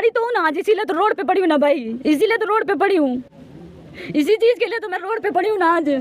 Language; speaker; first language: Hindi; native; Hindi